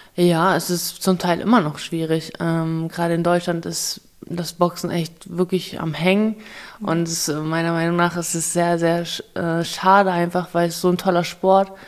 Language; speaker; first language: German; early bilingual, other home language; Russian